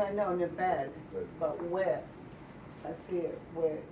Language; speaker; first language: English; non-native, learner; Portuguese